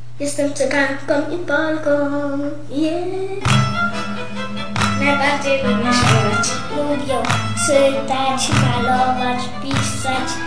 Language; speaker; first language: Polish; non-native, local second language; Romany